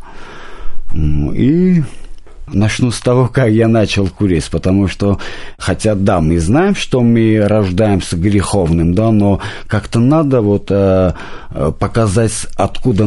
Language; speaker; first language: Russian; non-native, local second language; Armenian